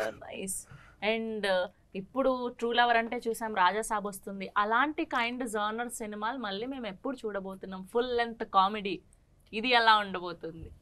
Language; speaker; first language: Telugu; native; Telugu